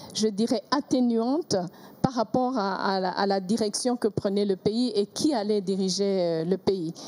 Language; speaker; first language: French; non-native, local second language; Kinyarwanda